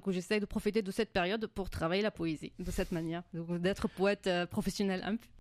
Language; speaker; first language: French; non-native, fluent; Arabic